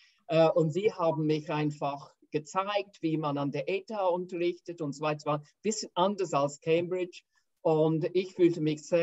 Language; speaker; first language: German; non-native, fluent; English